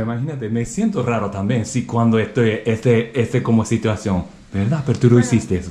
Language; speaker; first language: Spanish; non-native, learner; Japanese